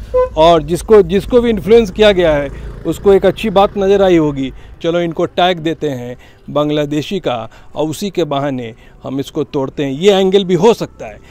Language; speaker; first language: Hindi; native; Hindi